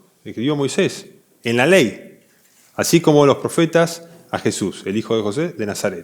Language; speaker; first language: Spanish; native; Spanish